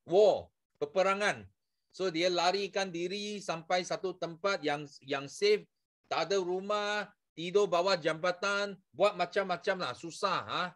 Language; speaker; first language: Malay; non-native, local second language; Chinese